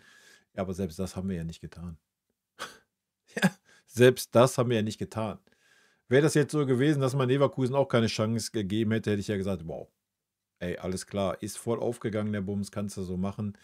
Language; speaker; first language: German; native; German